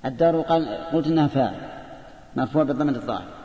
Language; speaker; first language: Arabic; native; Arabic